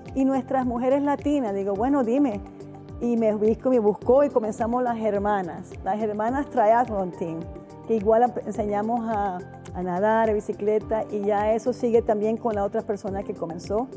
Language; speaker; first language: Spanish; native; Spanish